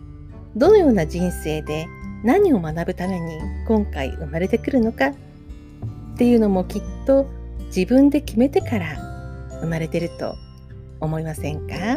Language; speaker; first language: Japanese; native; Japanese